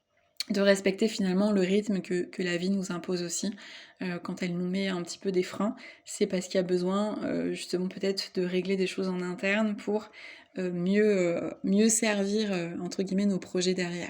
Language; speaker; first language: French; native; French